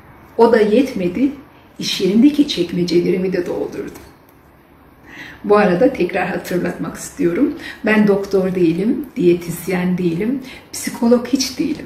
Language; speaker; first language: Turkish; native; Turkish